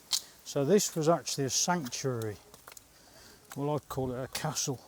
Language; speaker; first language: English; native; English